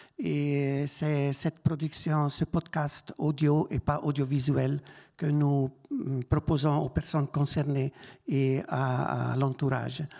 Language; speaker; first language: French; non-native, local second language; German